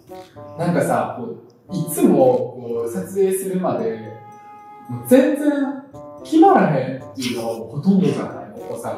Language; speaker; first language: Japanese; early bilingual, other home language; Russian